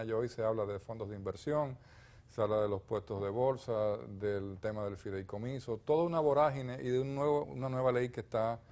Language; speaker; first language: Spanish; native; Spanish